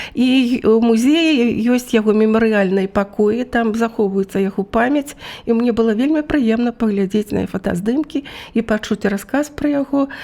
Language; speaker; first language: Belarusian; native; Belarusian